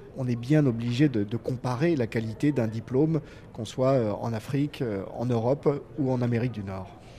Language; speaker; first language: French; native; French